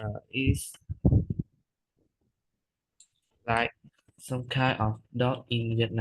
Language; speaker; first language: English; non-native, learner; Vietnamese